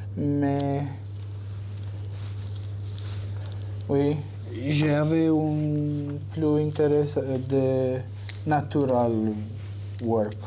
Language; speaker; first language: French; non-native, learner; Romanian